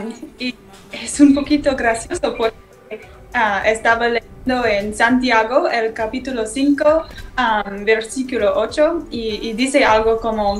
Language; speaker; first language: Spanish; non-native, learner; English